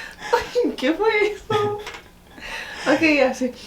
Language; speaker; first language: Spanish; native; Spanish